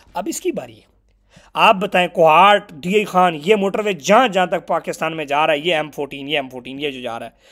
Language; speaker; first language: Urdu; non-native, local second language; Punjabi